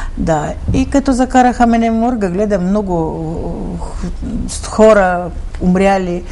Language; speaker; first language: Bulgarian; early bilingual, heritage; Bulgarian